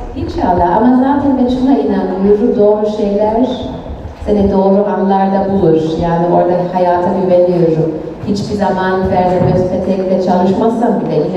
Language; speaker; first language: Turkish; early bilingual, heritage; Turkish